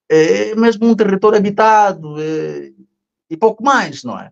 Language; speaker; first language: Portuguese; native; Portuguese